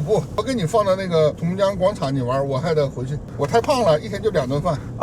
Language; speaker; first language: Chinese; native; Chinese